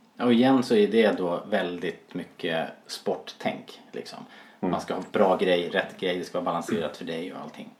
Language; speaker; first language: Swedish; native; Swedish